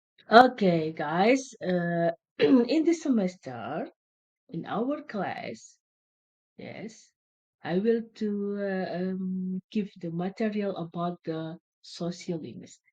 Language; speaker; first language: English; non-native, learner; Indonesian